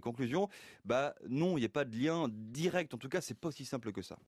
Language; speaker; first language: French; native; French